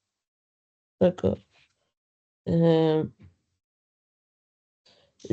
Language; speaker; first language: French; non-native, learner; Arabic